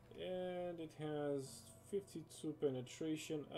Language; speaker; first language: English; non-native, fluent; Romanian